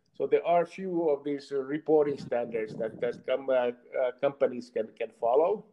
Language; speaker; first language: English; non-native, fluent; Finnish